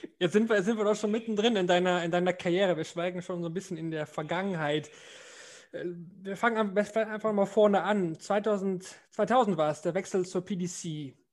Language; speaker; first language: German; native; German